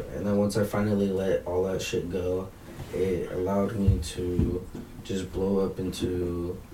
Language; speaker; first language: English; early bilingual, other home language; Spanish